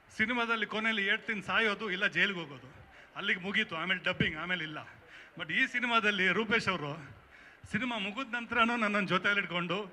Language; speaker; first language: Kannada; non-native, local second language; Tulu